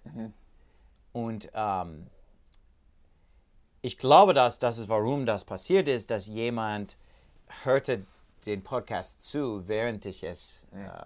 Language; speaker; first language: German; non-native, learner; English